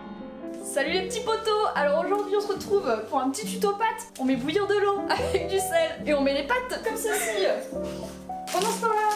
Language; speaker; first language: French; native; French